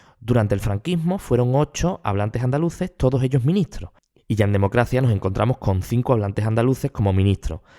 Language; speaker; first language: Spanish; native; Spanish